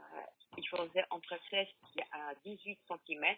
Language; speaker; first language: French; non-native, fluent; Polish